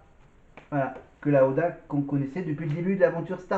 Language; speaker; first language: French; native; French